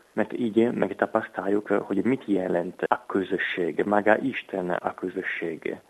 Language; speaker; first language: Hungarian; non-native, fluent; Italian